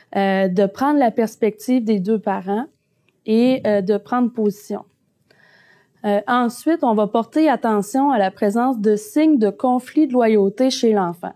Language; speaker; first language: French; native; French